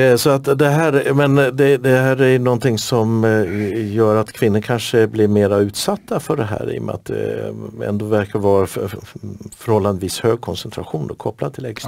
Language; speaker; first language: Swedish; native; Swedish